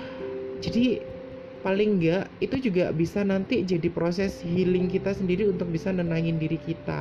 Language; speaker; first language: Indonesian; native; Indonesian